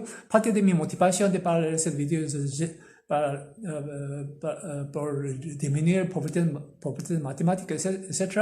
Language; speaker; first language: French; non-native, learner; Korean